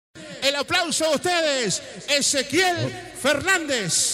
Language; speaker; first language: Spanish; native; Spanish